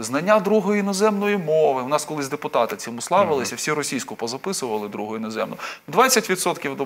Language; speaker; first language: Ukrainian; native; Ukrainian